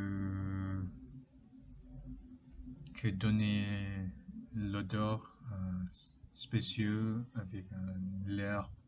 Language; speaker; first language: French; non-native, learner; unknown